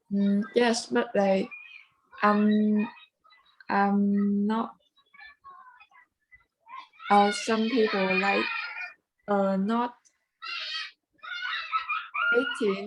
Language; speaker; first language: English; non-native, learner; Vietnamese